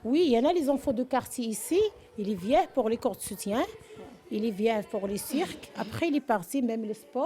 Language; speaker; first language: French; non-native, learner; Arabic